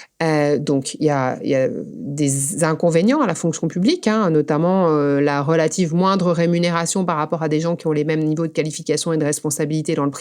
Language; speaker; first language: French; native; French